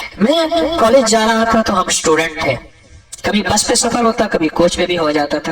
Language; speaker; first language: Urdu; non-native, local second language; Punjabi